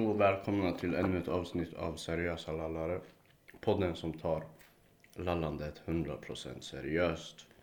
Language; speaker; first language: Swedish; early bilingual, other home language; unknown